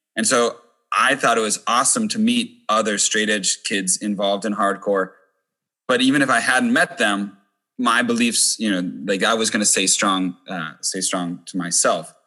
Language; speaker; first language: English; native; English